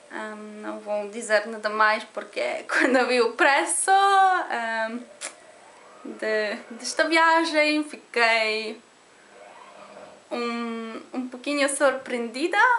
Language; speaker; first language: Portuguese; non-native, learner; Polish